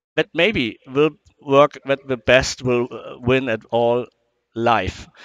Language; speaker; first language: English; non-native, fluent; German